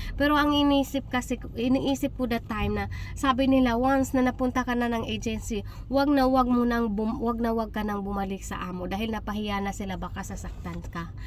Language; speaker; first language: Filipino; native; Filipino